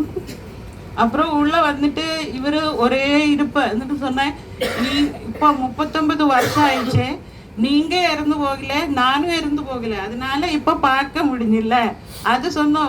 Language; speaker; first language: Tamil; non-native, learner; Malayalam